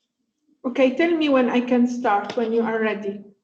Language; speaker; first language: English; non-native, fluent; Italian